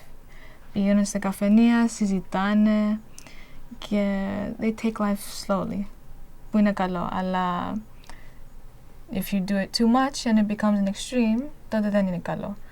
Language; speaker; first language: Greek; early bilingual, heritage; Greek